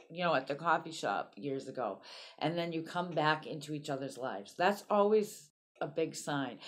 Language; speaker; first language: English; native; English